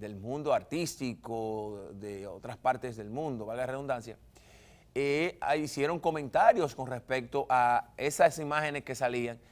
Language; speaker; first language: Spanish; native; Spanish